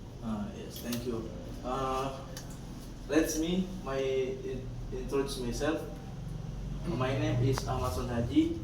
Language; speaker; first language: English; non-native, learner; Indonesian